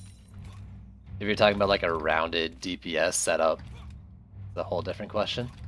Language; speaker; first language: English; native; English